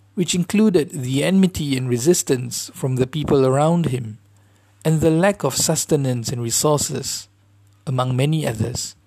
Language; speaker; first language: English; non-native, local second language; Malay